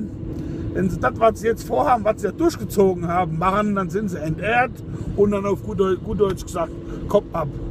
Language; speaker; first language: German; native; German